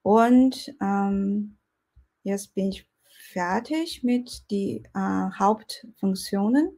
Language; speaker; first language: German; non-native, fluent; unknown